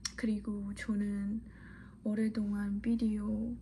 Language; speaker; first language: Korean; non-native, learner; Chinese